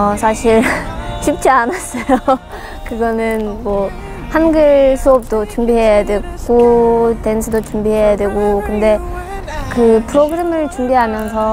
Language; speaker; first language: Korean; non-native, fluent; Russian